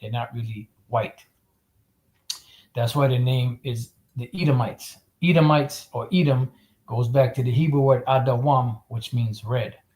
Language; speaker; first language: English; native; English